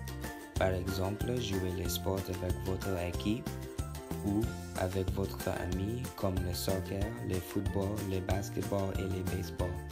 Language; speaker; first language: French; non-native, learner; English